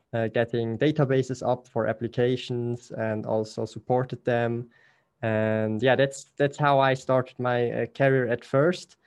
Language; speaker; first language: English; non-native, fluent; Swiss German